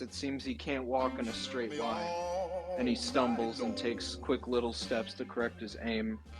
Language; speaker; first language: English; native; English